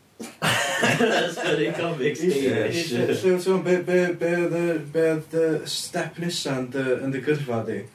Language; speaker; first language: Welsh; early bilingual, heritage; Welsh